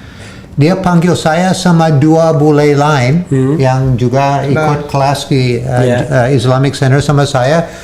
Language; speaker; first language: Indonesian; non-native, fluent; English